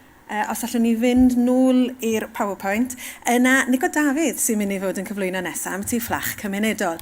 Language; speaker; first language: Welsh; native; Welsh